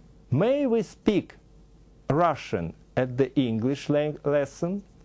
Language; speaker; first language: English; non-native, fluent; Russian